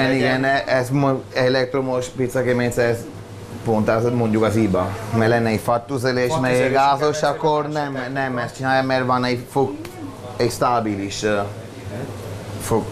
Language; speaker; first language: Hungarian; non-native, learner; Italian